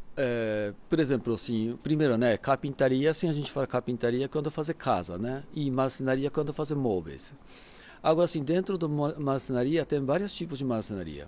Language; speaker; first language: Portuguese; non-native, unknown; Japanese